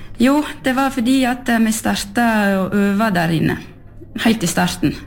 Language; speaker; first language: Norwegian; non-native, fluent; French